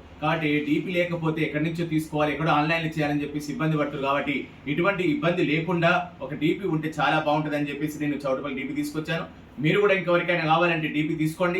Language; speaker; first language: Telugu; native; Telugu